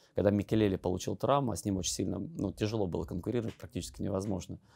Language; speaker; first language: Russian; native; Russian